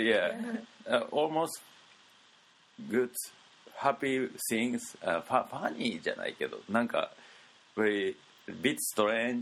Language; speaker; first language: English; non-native, learner; Japanese